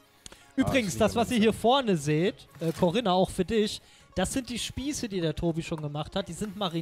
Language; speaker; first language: German; native; German